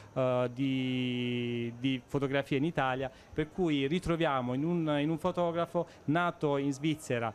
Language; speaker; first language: Italian; native; Italian